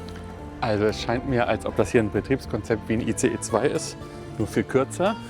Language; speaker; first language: German; native; German